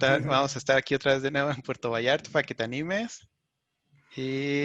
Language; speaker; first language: Spanish; native; Spanish